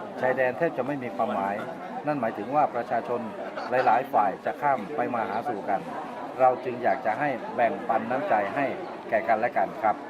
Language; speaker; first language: Thai; native; Thai